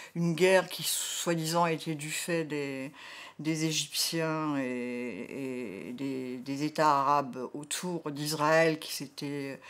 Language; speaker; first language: French; native; French